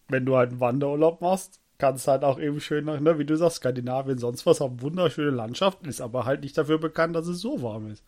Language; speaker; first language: German; native; German